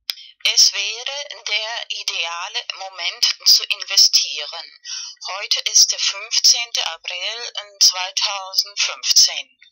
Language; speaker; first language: German; non-native, fluent; Spanish